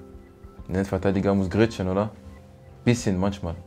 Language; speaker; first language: German; non-native, learner; French